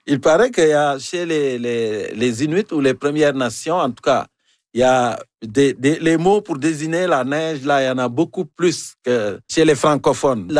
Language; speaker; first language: French; native; French